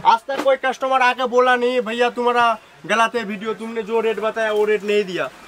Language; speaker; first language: Hindi; non-native, local second language; Bangla